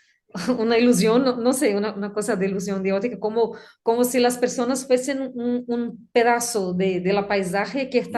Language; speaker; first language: Spanish; non-native, learner; Portuguese